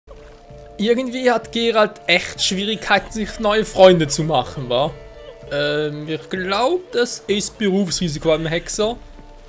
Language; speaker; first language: German; native; German